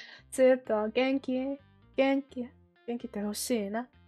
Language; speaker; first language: Japanese; non-native, learner; English